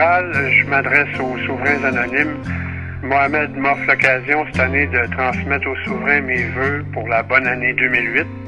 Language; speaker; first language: French; native; French